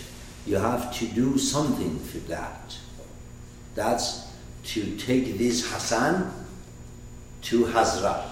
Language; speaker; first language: English; non-native, fluent; Persian